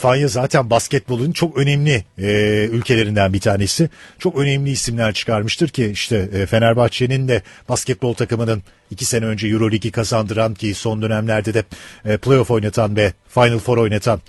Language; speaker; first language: Turkish; native; Turkish